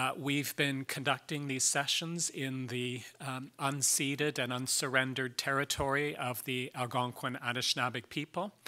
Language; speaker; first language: English; native; English